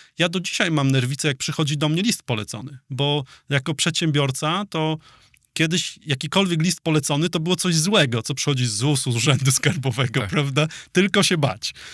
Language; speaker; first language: Polish; native; Polish